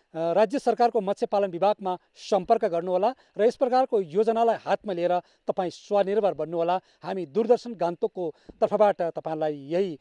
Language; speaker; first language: Nepali; native; Nepali